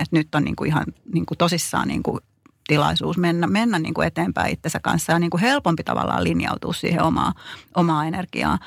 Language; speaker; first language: Finnish; native; Finnish